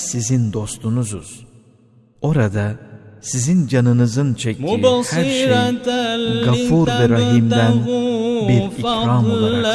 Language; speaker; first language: Turkish; native; Turkish